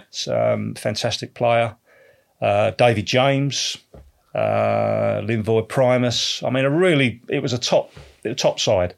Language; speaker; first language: English; native; English